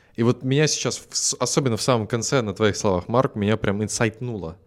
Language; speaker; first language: Russian; native; Russian